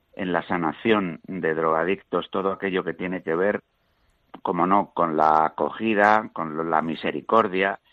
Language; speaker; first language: Spanish; native; Spanish